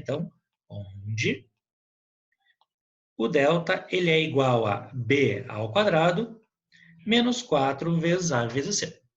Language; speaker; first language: Portuguese; native; Portuguese